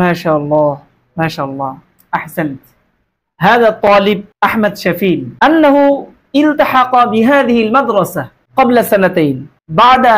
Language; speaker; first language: Arabic; non-native, fluent; Bangla